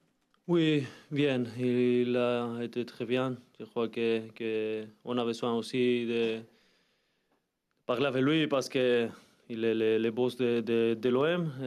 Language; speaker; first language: French; non-native, learner; Spanish